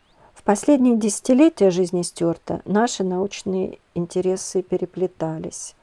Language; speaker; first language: Russian; native; Russian